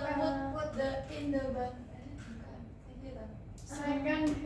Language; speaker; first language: English; non-native, learner; Indonesian